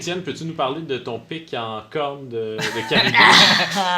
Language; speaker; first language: French; native; French